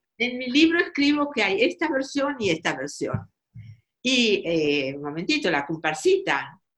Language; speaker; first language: Spanish; native; Spanish